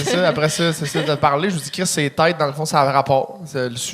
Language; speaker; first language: French; native; French